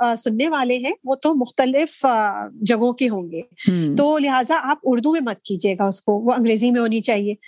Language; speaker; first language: Urdu; native; Urdu